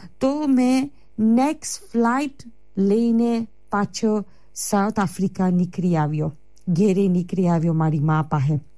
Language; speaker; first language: Gujarati; early bilingual, heritage; Gujarati